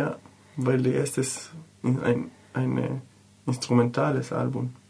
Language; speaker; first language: German; non-native, learner; Spanish